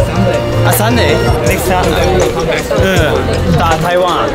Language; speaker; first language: English; non-native, learner; Japanese